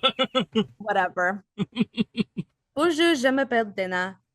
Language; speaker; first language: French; non-native, learner; English